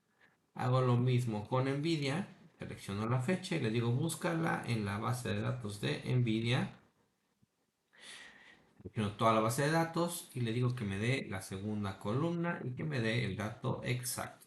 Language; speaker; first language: Spanish; native; Spanish